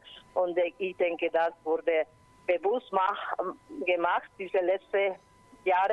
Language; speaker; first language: German; non-native, learner; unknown